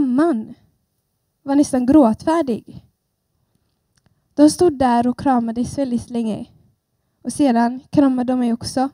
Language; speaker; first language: Swedish; early bilingual, other home language; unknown